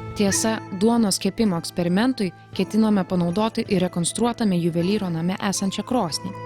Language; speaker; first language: Lithuanian; native; Lithuanian